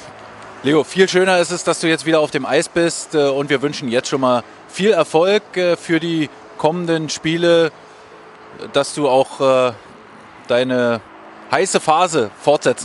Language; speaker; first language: German; native; German